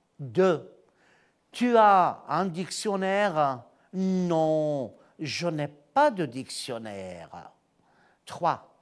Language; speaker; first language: French; non-native, fluent; Arabic